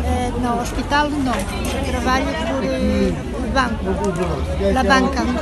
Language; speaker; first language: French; non-native, learner; Portuguese